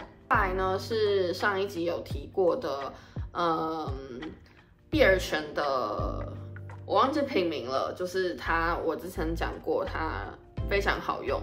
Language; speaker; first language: Chinese; native; Chinese